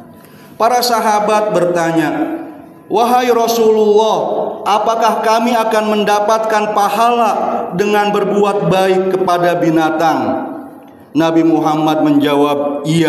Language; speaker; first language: Indonesian; native; Indonesian